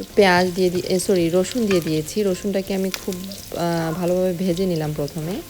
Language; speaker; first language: Bangla; early bilingual, heritage; Bangla